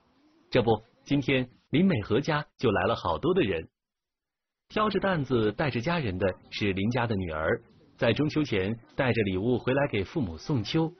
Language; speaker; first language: Chinese; native; Chinese